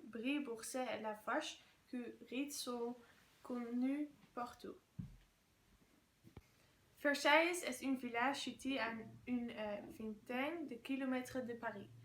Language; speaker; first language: French; non-native, learner; Dutch